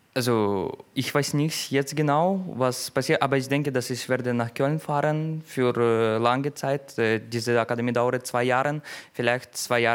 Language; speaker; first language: German; non-native, learner; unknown